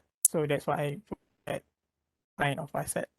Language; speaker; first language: English; non-native, local second language; Malay